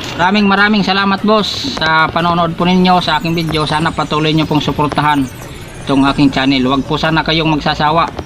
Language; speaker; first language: Filipino; non-native, local second language; Cebuano